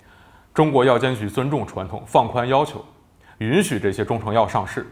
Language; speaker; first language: Chinese; native; Chinese